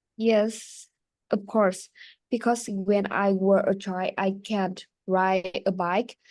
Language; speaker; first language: English; non-native, learner; Vietnamese